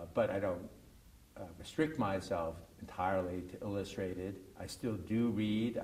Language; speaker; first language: English; native; English